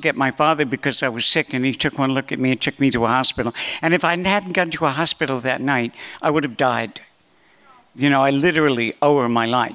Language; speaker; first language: English; native; English